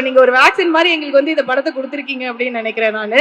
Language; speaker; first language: Tamil; native; Tamil